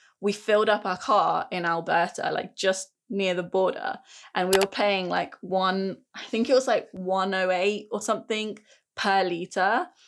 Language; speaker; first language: English; native; English